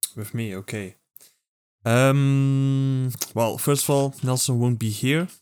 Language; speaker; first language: English; non-native, fluent; Dutch